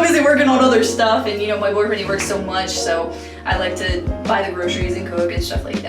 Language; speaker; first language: English; native; English